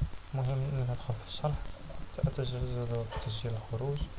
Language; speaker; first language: Arabic; native; Arabic